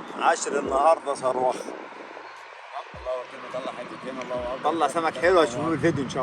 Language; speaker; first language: Arabic; native; Arabic